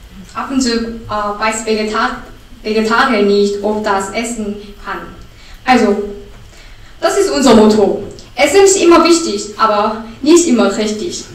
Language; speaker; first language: German; non-native, learner; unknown